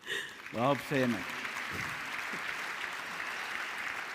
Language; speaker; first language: Czech; native; Czech